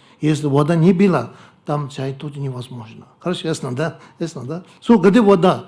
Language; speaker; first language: Russian; non-native, learner; Tibetan